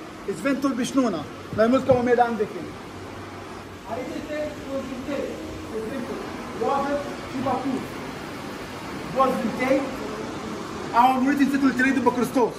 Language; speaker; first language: Romanian; non-native, learner; Arabic